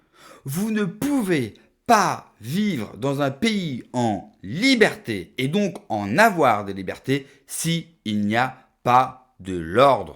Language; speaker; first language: French; native; French